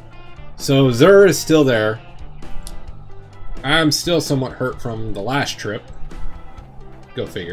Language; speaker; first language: English; native; English